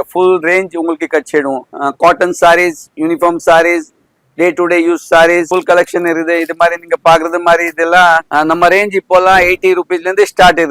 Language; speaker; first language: Tamil; non-native, fluent; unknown